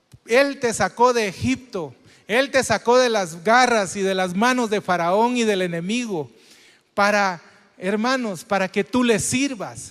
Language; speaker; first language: Spanish; native; Spanish